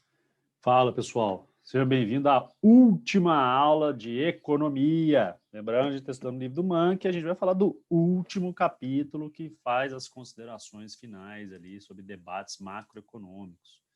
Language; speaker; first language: Portuguese; native; Portuguese